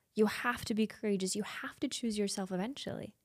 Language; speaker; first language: English; non-native, fluent; German